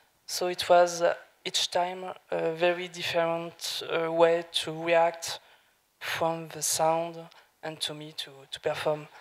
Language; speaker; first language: English; non-native, learner; French